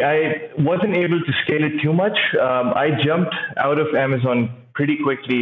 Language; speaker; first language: English; non-native, local second language; Urdu